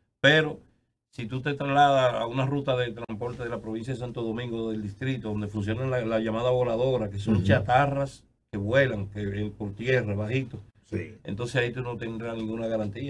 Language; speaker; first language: Spanish; native; Spanish